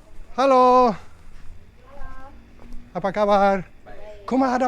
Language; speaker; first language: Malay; non-native, learner; English